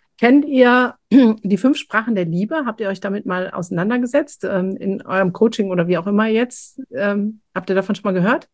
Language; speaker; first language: German; native; German